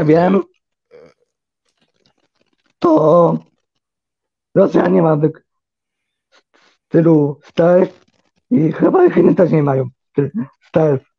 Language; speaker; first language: Polish; early bilingual, heritage; Polish